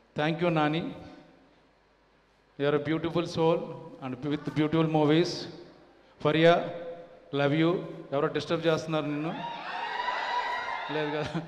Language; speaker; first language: Telugu; native; Telugu